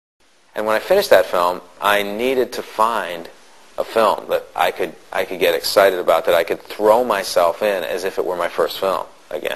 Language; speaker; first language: English; native; English